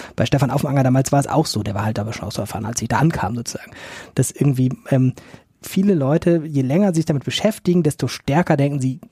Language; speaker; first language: German; non-native, fluent; Danish